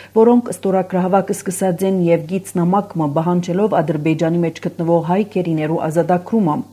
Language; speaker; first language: Armenian; early bilingual, heritage; Armenian